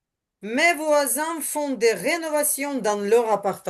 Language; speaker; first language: French; non-native, learner; Ukrainian